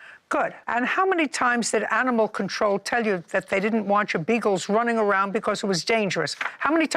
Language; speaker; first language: English; native; English